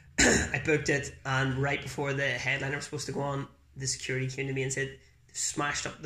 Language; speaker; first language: English; native; English